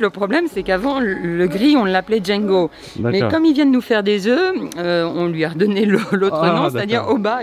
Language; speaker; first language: French; native; French